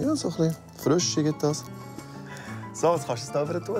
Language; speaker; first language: German; native; German